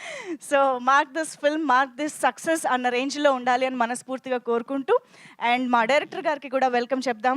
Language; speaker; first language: Telugu; native; Telugu